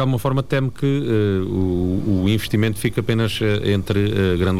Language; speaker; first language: Portuguese; native; Portuguese